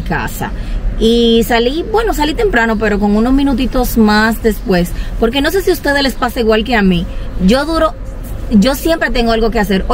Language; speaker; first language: Spanish; native; Spanish